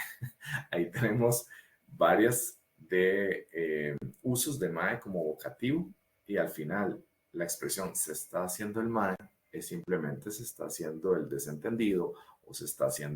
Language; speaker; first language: Spanish; native; Spanish